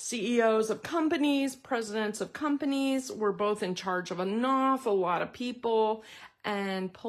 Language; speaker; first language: English; native; English